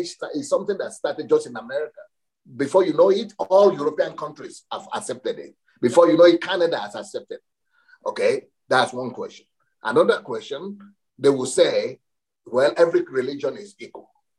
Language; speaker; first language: English; non-native, local second language; Yoruba